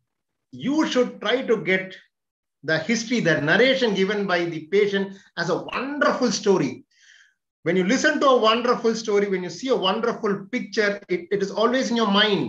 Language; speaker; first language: English; non-native, local second language; Telugu